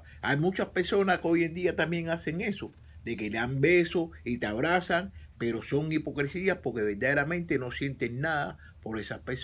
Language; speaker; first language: Spanish; native; Spanish